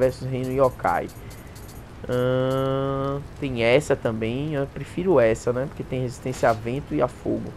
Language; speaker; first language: Portuguese; native; Portuguese